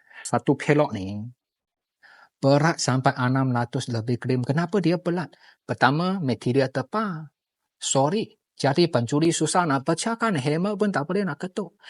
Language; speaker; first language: Malay; non-native, local second language; Chinese